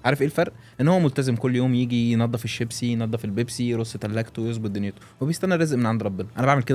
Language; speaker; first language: Arabic; native; Arabic